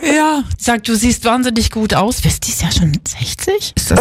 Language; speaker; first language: German; native; German